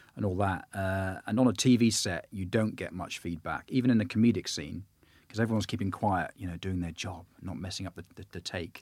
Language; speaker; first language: English; native; English